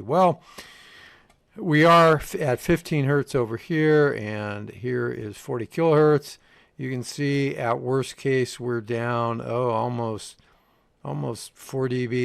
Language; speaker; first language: English; native; English